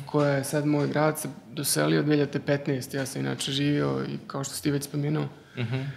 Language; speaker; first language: Serbian; early bilingual, heritage; Serbian